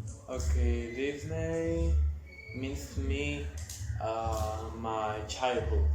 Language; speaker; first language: English; non-native, learner; Spanish